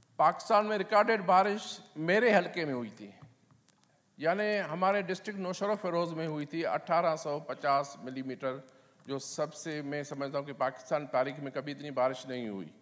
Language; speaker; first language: Urdu; non-native, local second language; Sindhi